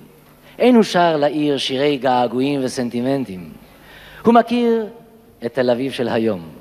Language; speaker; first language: Hebrew; native; Hebrew